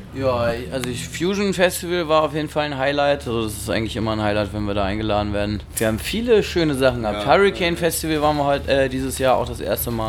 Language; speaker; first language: German; native; German